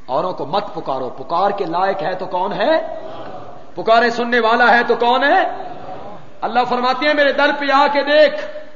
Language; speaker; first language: Urdu; non-native, local second language; Punjabi